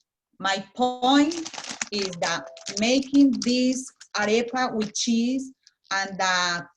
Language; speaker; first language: English; non-native, learner; Spanish